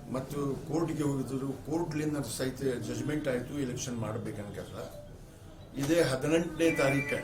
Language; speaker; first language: Kannada; non-native, local second language; Urdu